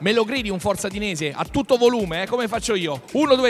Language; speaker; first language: Italian; native; Italian